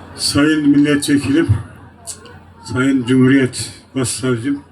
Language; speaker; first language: Turkish; native; Turkish